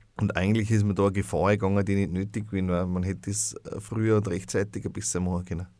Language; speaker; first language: German; native; German